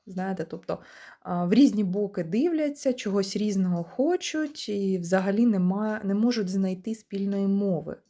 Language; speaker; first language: Ukrainian; non-native, local second language; Russian